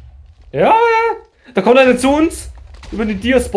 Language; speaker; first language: German; native; German